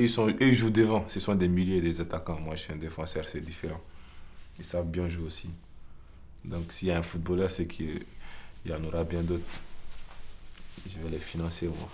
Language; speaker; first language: French; non-native, local second language; Bambara